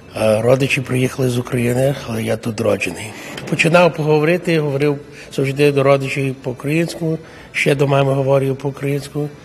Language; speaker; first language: Ukrainian; early bilingual, heritage; Ukrainian